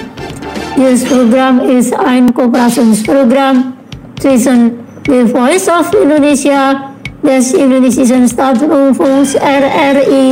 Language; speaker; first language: German; non-native, learner; Indonesian